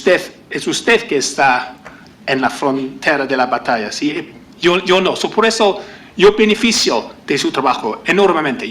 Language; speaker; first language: Spanish; non-native, learner; English